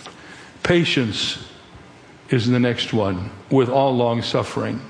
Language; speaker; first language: English; native; English